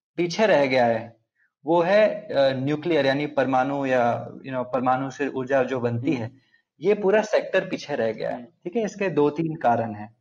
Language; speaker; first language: Hindi; non-native, local second language; Telugu